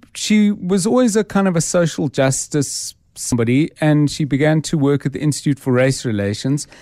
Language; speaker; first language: English; native; English